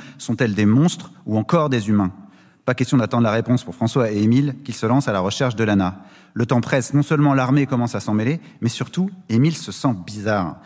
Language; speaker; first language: French; native; French